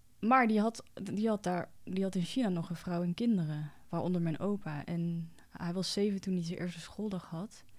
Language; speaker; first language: Dutch; early bilingual, other home language; Cantonese